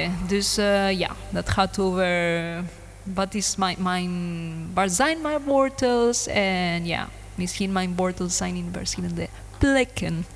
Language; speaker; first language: Dutch; non-native, learner; Spanish